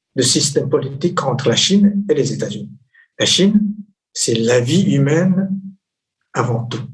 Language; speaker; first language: French; non-native, fluent; Chinese